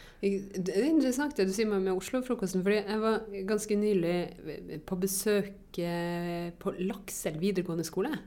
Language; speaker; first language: Norwegian; native; Norwegian